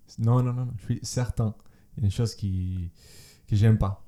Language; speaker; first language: French; non-native, learner; Spanish